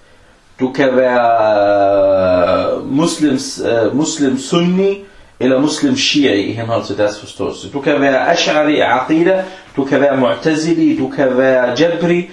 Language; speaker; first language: Danish; non-native, fluent; Arabic